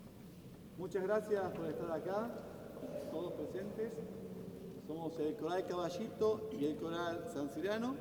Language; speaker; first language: Spanish; native; Spanish